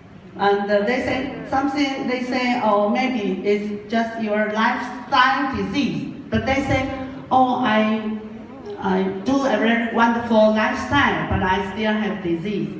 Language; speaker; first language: English; non-native, learner; Japanese